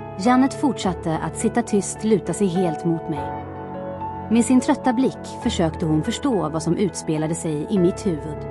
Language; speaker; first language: Swedish; non-native, fluent; Croatian